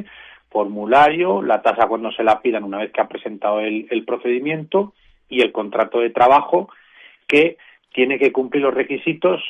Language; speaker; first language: Spanish; native; Spanish